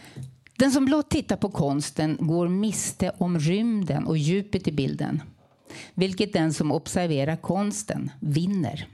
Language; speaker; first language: Swedish; native; Swedish